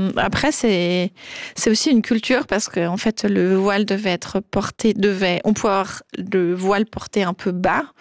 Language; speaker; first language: French; native; French